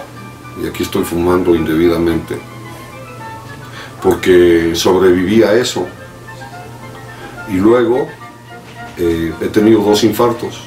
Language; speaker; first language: Spanish; native; Spanish